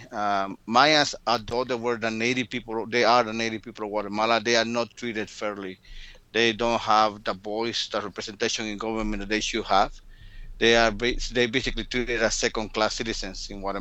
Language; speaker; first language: English; early bilingual, other home language; Spanish